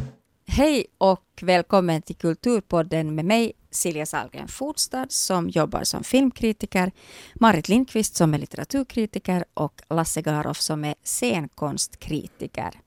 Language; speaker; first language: Swedish; native; Swedish